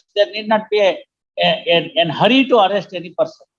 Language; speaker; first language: English; non-native, local second language; Kannada